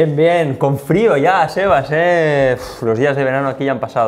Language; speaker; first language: Spanish; native; Spanish